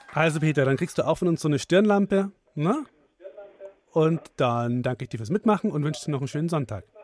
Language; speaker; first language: German; native; German